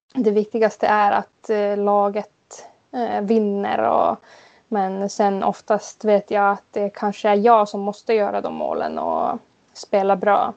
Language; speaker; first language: Swedish; non-native, local second language; Finnish